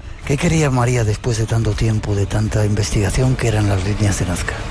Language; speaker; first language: Spanish; native; Spanish